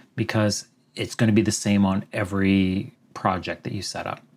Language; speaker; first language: English; native; English